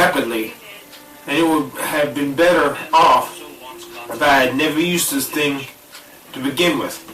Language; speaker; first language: English; native; English